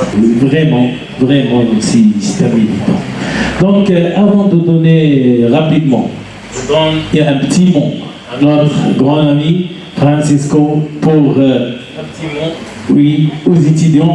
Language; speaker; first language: French; non-native, local second language; Arabic